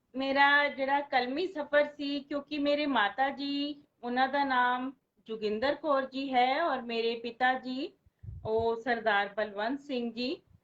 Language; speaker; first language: Punjabi; non-native, local second language; Hindi